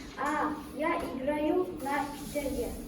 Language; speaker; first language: Russian; non-native, learner; Mongolian